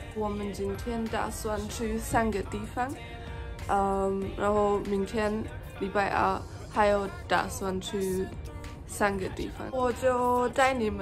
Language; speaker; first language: Chinese; early bilingual, heritage; German